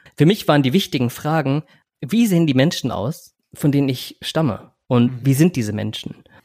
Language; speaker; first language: German; native; German